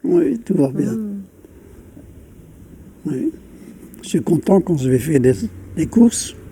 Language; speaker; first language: French; non-native, local second language; Dutch